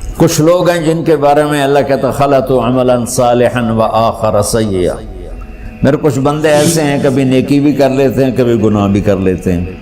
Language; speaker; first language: Urdu; non-native, local second language; Punjabi